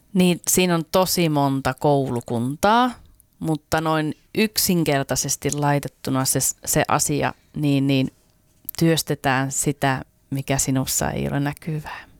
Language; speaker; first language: Finnish; native; Finnish